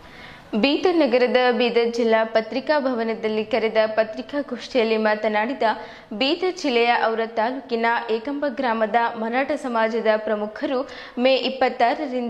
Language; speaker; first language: Kannada; native; Kannada